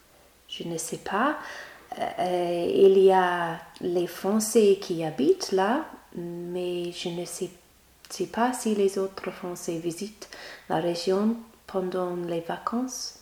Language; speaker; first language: French; non-native, learner; English